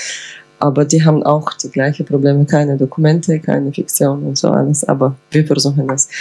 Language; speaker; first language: German; non-native, fluent; Ukrainian